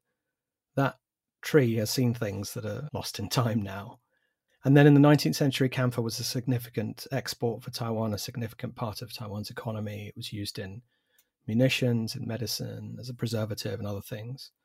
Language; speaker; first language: English; native; English